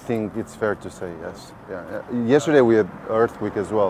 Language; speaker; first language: English; non-native, fluent; Albanian